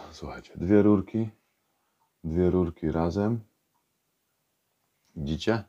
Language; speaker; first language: Polish; native; Polish